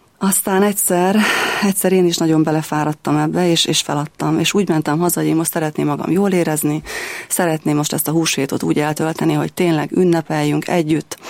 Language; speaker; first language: Hungarian; native; Hungarian